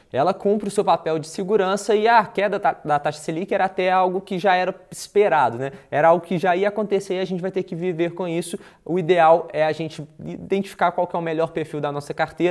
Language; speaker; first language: Portuguese; native; Portuguese